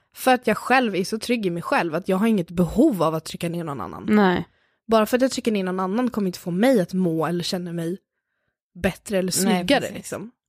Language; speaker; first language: Swedish; native; Swedish